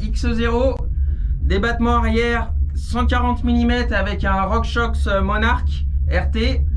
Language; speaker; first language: French; native; French